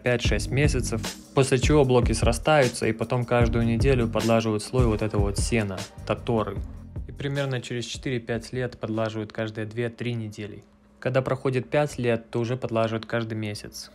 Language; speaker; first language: Russian; native; Russian